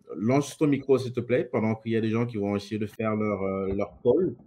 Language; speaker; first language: French; non-native, local second language; Lingala